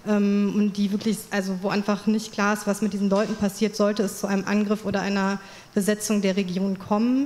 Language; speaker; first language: German; native; German